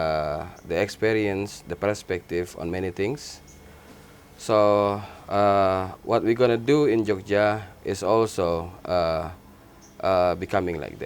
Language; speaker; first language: English; non-native, learner; Indonesian